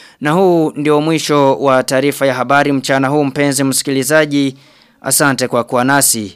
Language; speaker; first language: Swahili; non-native, local second language; Rundi